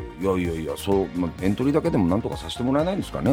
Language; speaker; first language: Japanese; native; Japanese